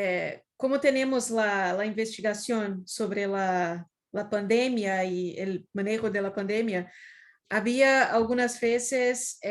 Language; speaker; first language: Spanish; non-native, fluent; Portuguese